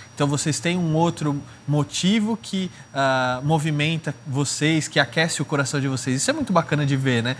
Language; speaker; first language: Portuguese; native; Portuguese